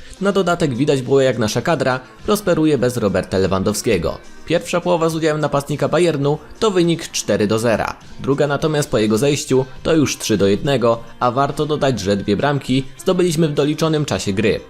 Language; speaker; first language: Polish; native; Polish